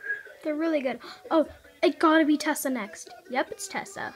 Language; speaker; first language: English; native; English